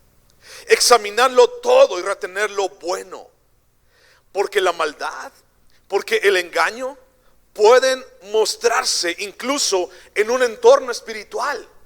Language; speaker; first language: Spanish; native; Spanish